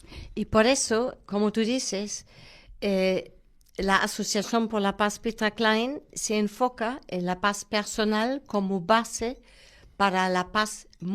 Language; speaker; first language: Spanish; non-native, fluent; German